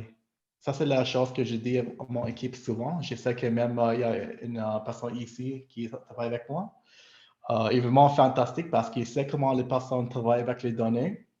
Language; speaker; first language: French; non-native, local second language; English